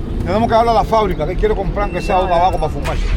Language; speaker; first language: Spanish; native; Spanish